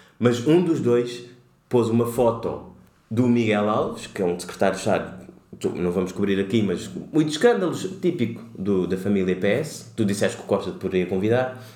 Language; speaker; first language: Portuguese; native; Portuguese